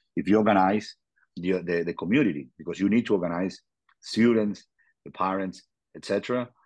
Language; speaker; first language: English; non-native, fluent; Spanish